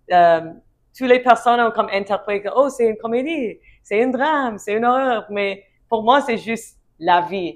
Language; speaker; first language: French; non-native, learner; English